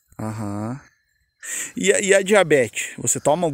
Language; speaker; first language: Portuguese; native; Portuguese